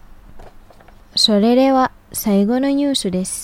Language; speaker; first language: Japanese; non-native, fluent; Indonesian